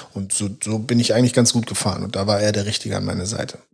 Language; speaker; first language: German; native; German